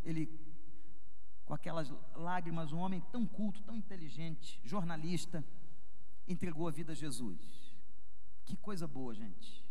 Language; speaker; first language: Portuguese; native; Portuguese